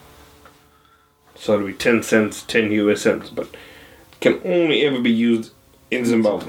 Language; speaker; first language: English; non-native, local second language; Shona